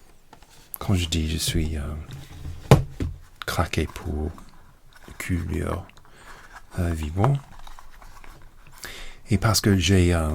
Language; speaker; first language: French; non-native, learner; English